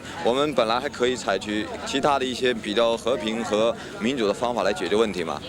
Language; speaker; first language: Chinese; native; Chinese